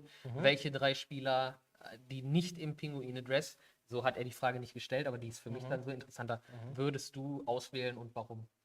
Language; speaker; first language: German; native; German